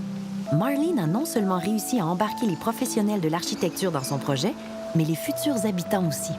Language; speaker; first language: French; native; French